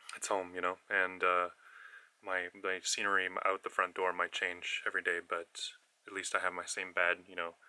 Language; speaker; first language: English; native; English